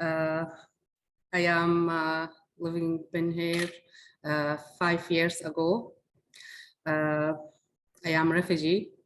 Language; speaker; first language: English; non-native, learner; Arabic